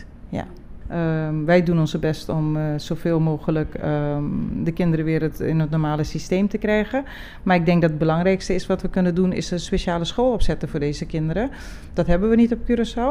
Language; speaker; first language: Dutch; non-native, local second language; Papiamento